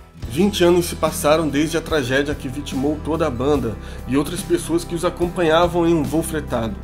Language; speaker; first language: Portuguese; native; Portuguese